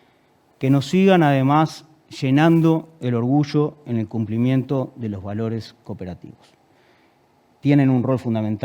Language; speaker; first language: Spanish; native; Spanish